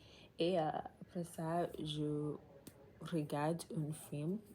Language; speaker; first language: French; non-native, learner; English